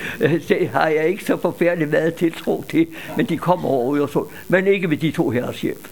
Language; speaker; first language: Danish; native; Danish